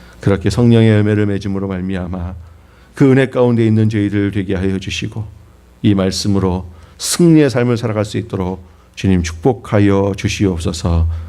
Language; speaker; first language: Korean; native; Korean